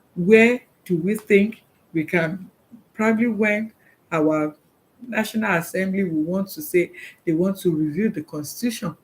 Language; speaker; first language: English; non-native, local second language; Yoruba